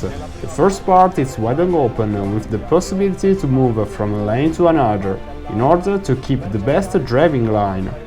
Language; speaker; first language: English; non-native, fluent; Italian